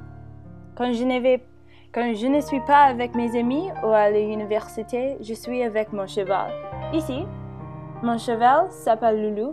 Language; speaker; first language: French; non-native, learner; English